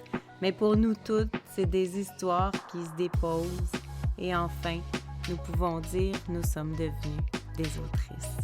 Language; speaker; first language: French; native; French